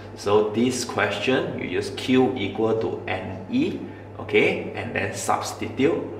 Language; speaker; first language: English; non-native, local second language; Chinese